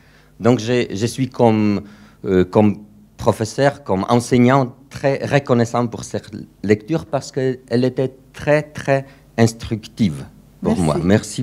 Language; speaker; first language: French; non-native, fluent; Polish